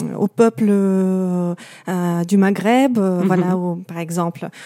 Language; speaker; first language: French; non-native, fluent; Russian